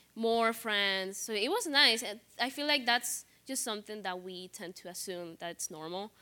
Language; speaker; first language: English; non-native, fluent; Spanish